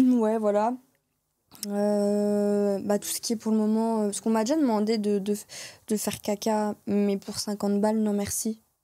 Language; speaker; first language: French; native; French